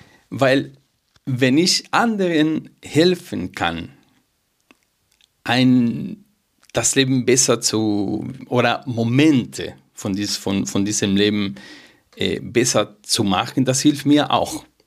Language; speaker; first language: German; non-native, fluent; Spanish